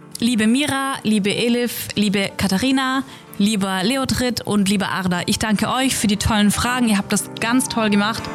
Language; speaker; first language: German; native; German